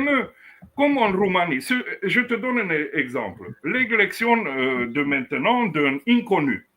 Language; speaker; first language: French; non-native, fluent; Romanian